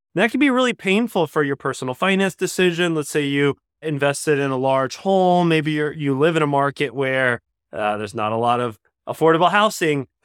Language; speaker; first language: English; native; English